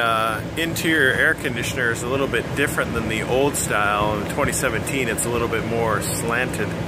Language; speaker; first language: English; native; English